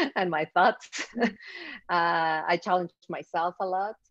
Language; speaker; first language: English; non-native, fluent; Spanish